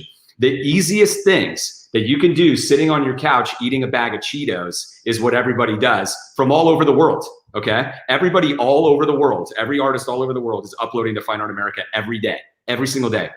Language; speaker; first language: English; native; English